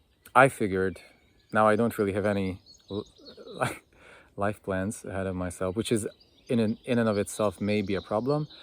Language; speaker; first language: English; non-native, fluent; Hungarian